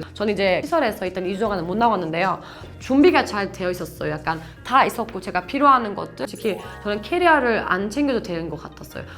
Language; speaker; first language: Korean; non-native, fluent; German